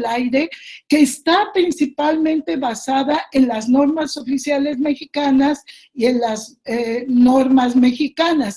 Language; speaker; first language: Spanish; native; Spanish